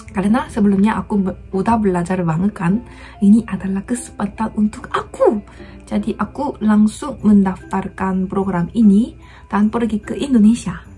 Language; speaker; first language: Indonesian; non-native, fluent; Korean